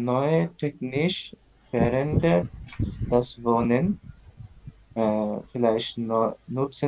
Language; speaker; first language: German; non-native, learner; Bangla